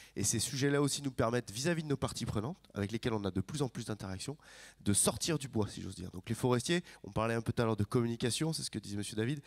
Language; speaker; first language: French; native; French